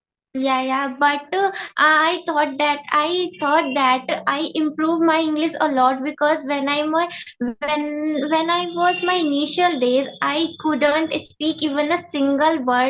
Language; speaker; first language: English; non-native, learner; Hindi